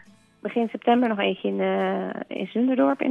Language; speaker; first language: Dutch; native; Dutch